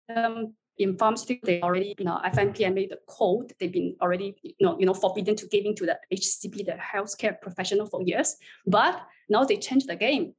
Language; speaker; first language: English; non-native, fluent; Chinese